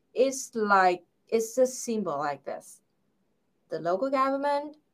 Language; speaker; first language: English; non-native, fluent; Vietnamese